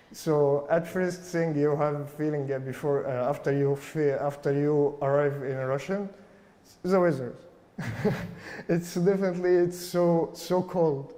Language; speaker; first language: English; non-native, learner; Arabic